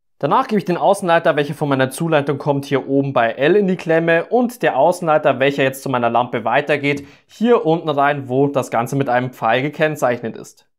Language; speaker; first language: German; native; German